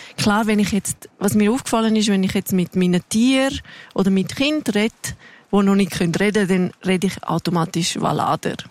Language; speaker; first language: German; non-native, local second language; Romansh